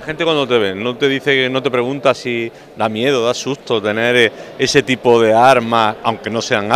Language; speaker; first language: Spanish; native; Spanish